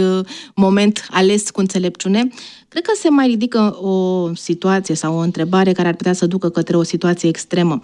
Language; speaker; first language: Romanian; native; Romanian